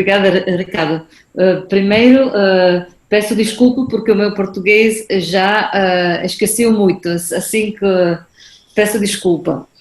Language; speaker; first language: Portuguese; non-native, fluent; Spanish